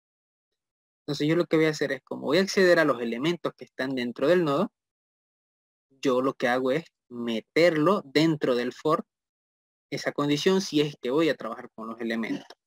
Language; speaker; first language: Spanish; native; Spanish